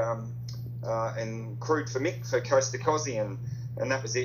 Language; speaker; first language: English; native; English